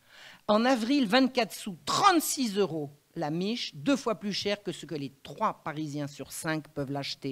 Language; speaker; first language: French; native; French